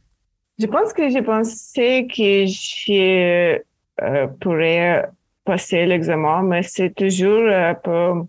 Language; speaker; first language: French; non-native, fluent; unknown